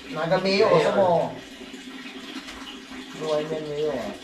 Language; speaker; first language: Chinese; non-native, learner; Filipino